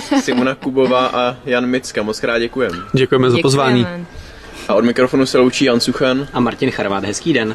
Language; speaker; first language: Czech; native; Czech